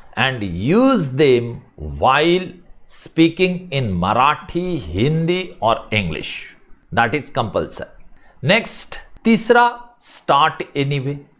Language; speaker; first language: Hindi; non-native, local second language; Marathi